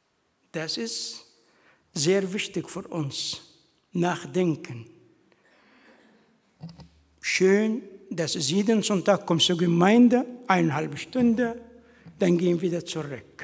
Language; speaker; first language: German; non-native, fluent; Arabic